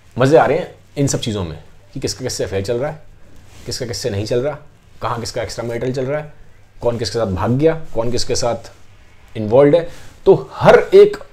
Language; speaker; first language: Hindi; native; Hindi